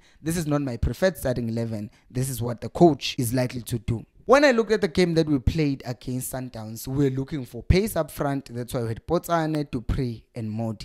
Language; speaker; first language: English; non-native, local second language; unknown